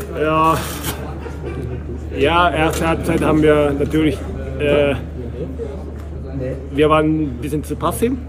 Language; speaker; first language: German; non-native, learner; Japanese